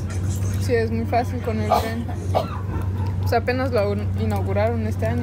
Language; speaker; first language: Spanish; non-native, fluent; German